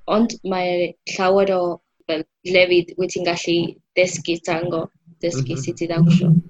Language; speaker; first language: Welsh; non-native, fluent; Spanish